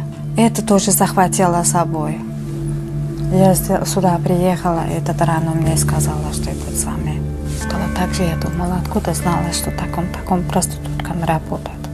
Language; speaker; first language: Russian; non-native, learner; Uzbek